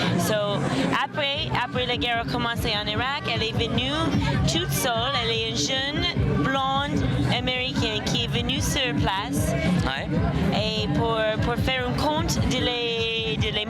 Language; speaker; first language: French; non-native, fluent; English